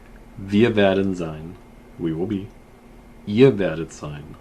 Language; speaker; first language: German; non-native, fluent; English